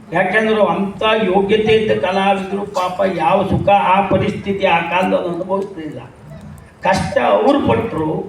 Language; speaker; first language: Kannada; native; Kannada